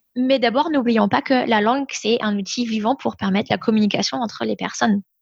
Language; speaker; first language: French; native; French